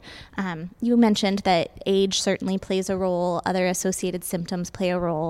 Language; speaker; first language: English; native; English